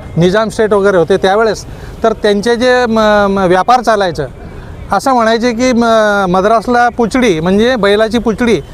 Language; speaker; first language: Marathi; non-native, local second language; Lambadi